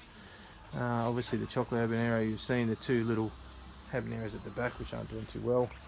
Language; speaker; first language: English; native; English